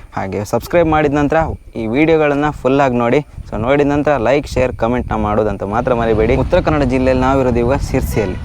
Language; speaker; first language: Kannada; native; Kannada